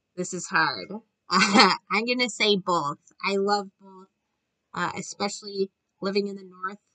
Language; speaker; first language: English; native; English